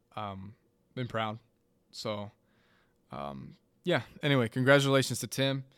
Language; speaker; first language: English; native; English